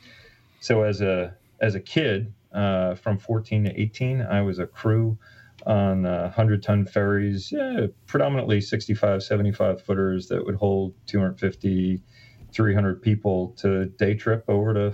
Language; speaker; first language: English; native; English